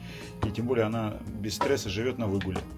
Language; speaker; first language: Russian; native; Russian